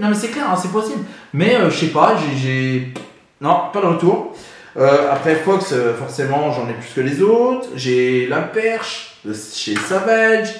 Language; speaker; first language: French; native; French